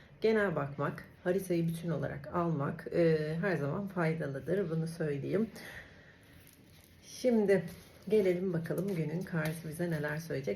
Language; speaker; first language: Turkish; native; Turkish